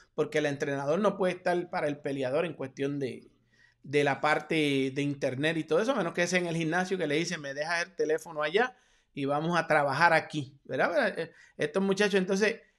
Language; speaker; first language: Spanish; native; Spanish